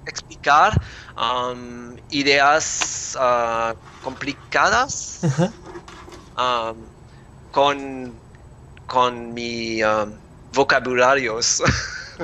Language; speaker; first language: Spanish; non-native, learner; English